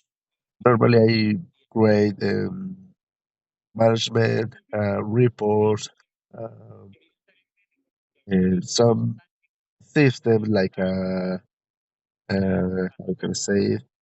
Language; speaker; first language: English; non-native, learner; Spanish